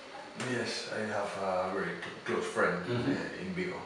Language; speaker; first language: English; non-native, learner; Spanish